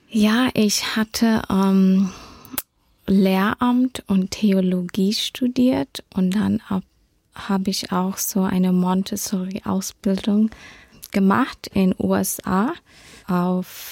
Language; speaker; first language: German; early bilingual, heritage; German